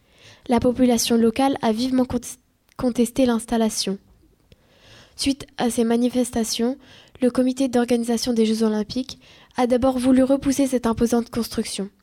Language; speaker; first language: French; native; French